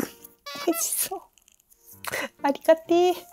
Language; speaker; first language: Japanese; native; Japanese